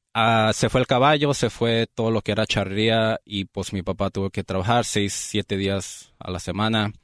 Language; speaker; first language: Spanish; early bilingual, other home language; English